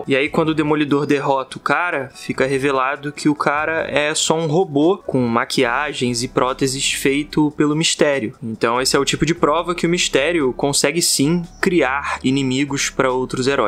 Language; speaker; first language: Portuguese; native; Portuguese